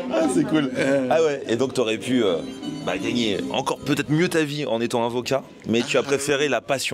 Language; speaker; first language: French; native; French